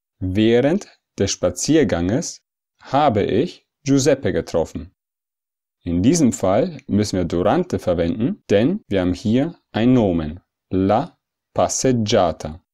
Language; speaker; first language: German; early bilingual, other home language; Italian